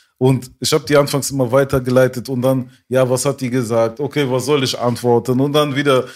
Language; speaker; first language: German; early bilingual, other home language; French